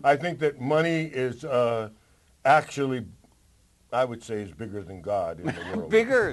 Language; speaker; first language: English; native; English